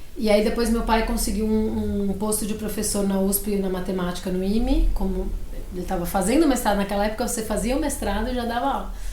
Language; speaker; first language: Portuguese; early bilingual, other home language; Spanish